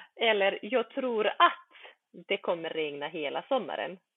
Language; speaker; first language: Swedish; early bilingual, other home language; Bosnian